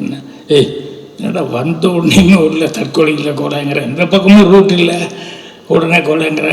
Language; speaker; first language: Tamil; native; Tamil